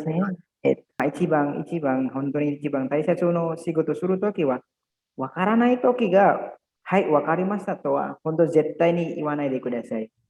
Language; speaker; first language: Japanese; non-native, learner; Indonesian